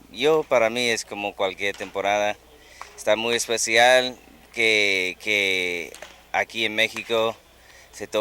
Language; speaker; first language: Spanish; non-native, fluent; English